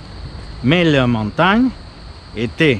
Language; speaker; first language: French; non-native, fluent; Spanish